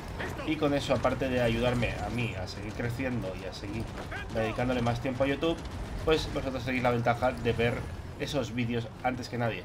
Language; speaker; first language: Spanish; native; Spanish